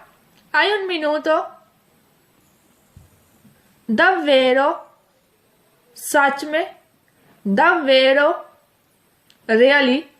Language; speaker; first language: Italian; non-native, fluent; Urdu